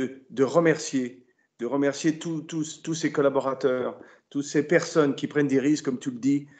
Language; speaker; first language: French; native; French